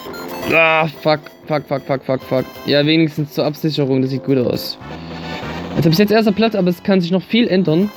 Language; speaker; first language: German; native; German